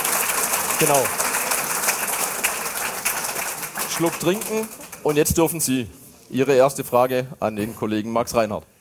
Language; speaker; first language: German; native; German